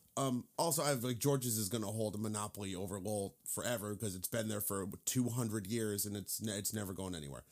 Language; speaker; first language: English; native; English